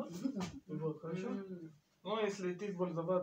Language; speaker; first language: Russian; non-native, learner; Turkish